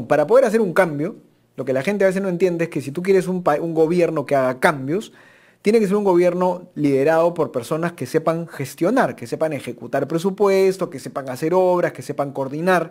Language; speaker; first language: Spanish; native; Spanish